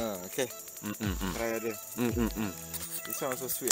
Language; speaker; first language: English; non-native, learner; Malay